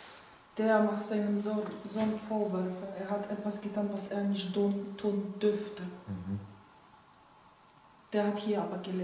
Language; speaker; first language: German; non-native, fluent; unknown